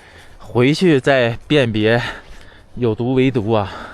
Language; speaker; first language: Chinese; native; Chinese